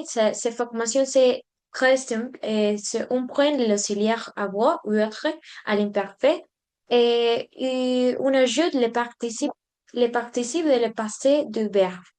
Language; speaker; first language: French; non-native, learner; Spanish